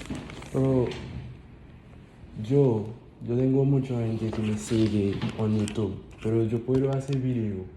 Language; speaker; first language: Spanish; non-native, learner; Haitian Creole